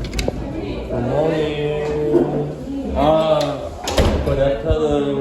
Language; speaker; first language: English; non-native, learner; Korean